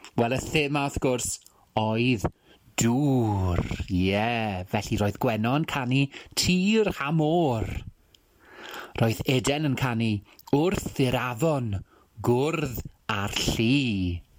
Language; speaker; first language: Welsh; non-native, fluent; English